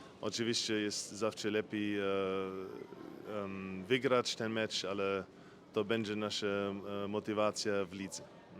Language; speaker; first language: Polish; non-native, fluent; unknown